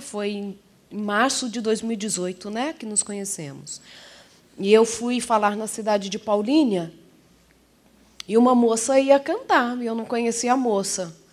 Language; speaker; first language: Portuguese; native; Portuguese